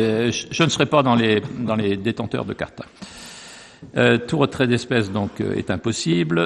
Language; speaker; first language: French; native; French